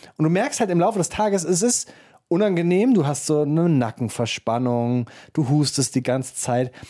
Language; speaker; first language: German; native; German